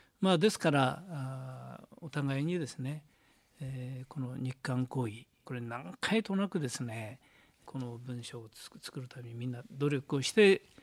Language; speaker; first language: Japanese; native; Japanese